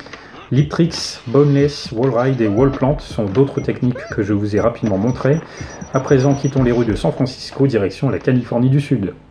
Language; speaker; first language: French; native; French